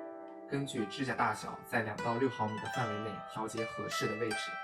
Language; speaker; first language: Chinese; native; Chinese